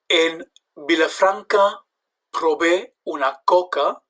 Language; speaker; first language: Spanish; non-native, fluent; English